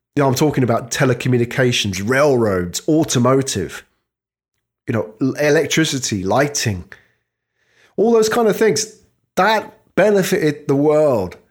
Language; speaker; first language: English; native; English